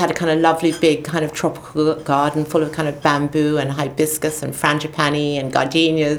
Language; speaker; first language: English; native; English